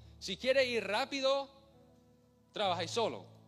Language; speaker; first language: Spanish; non-native, fluent; English